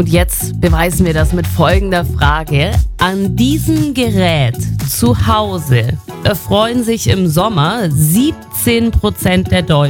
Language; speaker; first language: German; native; German